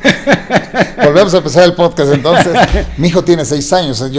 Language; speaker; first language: Spanish; native; Spanish